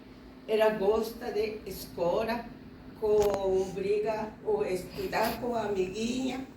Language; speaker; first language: Portuguese; non-native, learner; Japanese